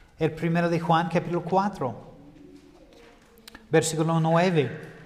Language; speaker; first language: Spanish; non-native, fluent; English